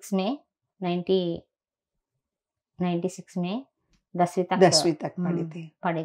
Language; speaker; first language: Hindi; non-native, local second language; Telugu